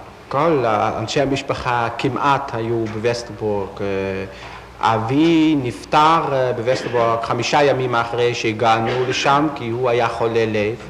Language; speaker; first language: Hebrew; non-native, fluent; Dutch